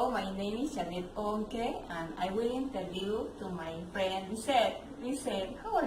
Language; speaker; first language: English; non-native, learner; Spanish